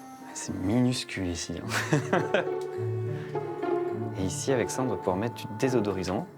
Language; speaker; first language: French; native; French